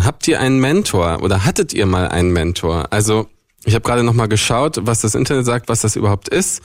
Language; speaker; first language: German; native; German